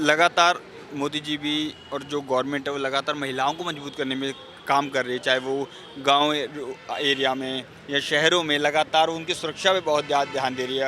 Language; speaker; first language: Hindi; native; Hindi